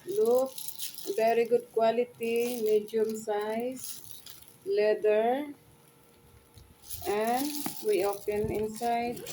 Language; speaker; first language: English; non-native, local second language; Filipino